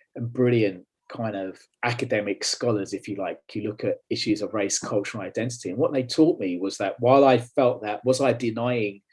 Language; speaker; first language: English; native; English